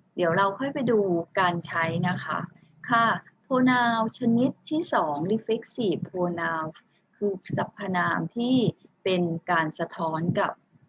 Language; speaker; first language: Thai; native; Thai